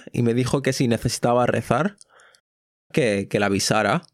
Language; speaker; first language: Spanish; native; Spanish